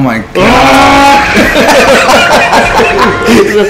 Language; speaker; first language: English; native; English